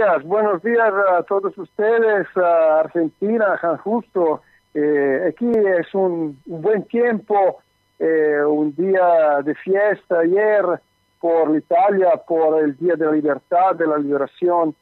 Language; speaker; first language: Spanish; non-native, learner; Italian